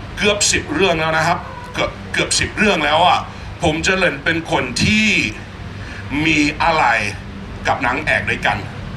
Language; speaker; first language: Thai; non-native, fluent; English